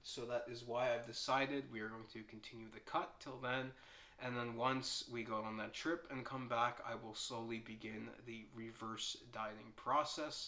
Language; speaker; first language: English; native; English